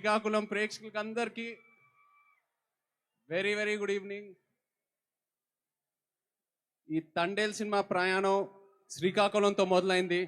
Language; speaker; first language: Telugu; native; Telugu